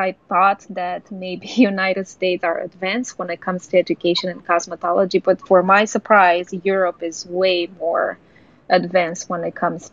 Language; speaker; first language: English; non-native, fluent; Romanian